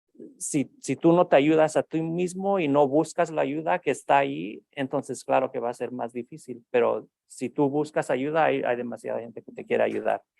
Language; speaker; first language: Spanish; early bilingual, heritage; Spanish